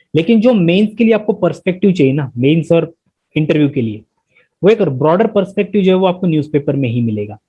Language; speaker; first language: Hindi; non-native, local second language; Marathi